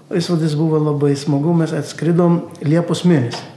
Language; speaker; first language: Lithuanian; non-native, learner; Arabic